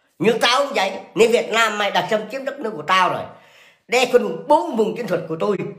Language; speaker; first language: Vietnamese; non-native, local second language; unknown